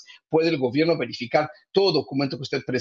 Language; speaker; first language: Spanish; native; Spanish